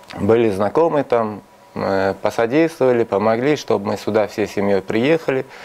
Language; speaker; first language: Russian; non-native, local second language; Tajik